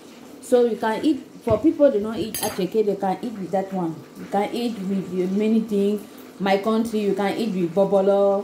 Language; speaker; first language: English; non-native, learner; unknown